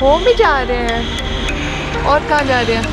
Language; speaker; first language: Hindi; native; Hindi